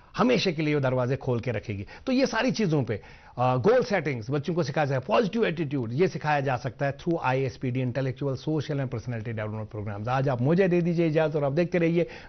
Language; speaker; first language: Hindi; non-native, local second language; Kashmiri